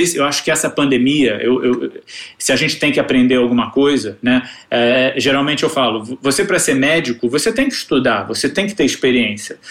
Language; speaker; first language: Portuguese; native; Portuguese